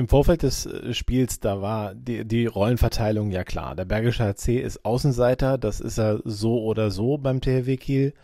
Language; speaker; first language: German; native; German